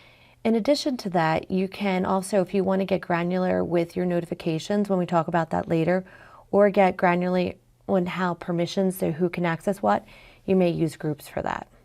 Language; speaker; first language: English; native; English